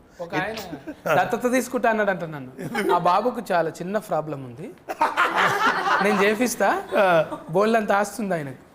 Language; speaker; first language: Telugu; native; Telugu